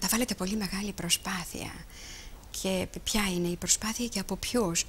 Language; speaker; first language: Greek; native; Greek